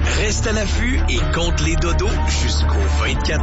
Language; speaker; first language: French; native; French